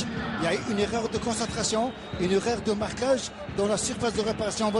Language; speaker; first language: French; non-native, local second language; Arabic